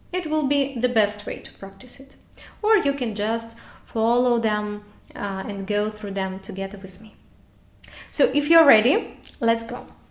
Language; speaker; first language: English; non-native, fluent; Ukrainian